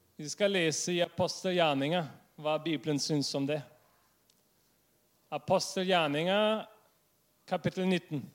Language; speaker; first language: Norwegian; non-native, fluent; English